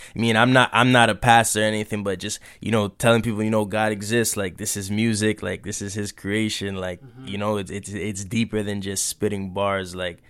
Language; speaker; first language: English; native; English